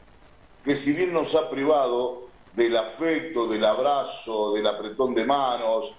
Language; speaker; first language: Spanish; native; Spanish